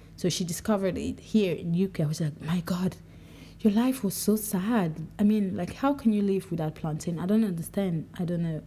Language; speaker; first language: English; non-native, local second language; French